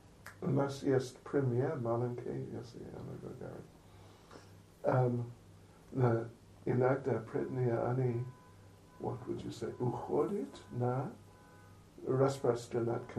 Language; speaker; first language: Russian; non-native, learner; English